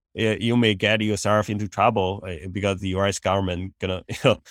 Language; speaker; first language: English; non-native, fluent; Chinese